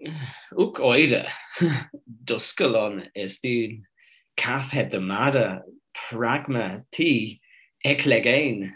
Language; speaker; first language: Greek; non-native, fluent; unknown